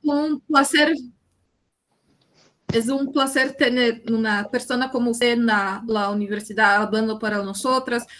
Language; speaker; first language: Spanish; non-native, learner; Portuguese